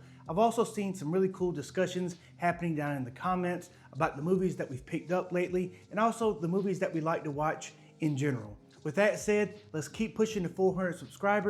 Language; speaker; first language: English; native; English